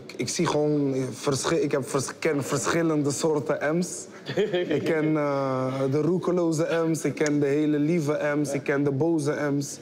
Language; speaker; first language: Dutch; early bilingual, other home language; Kabuverdianu